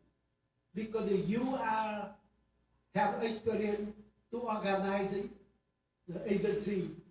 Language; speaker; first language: English; non-native, learner; Vietnamese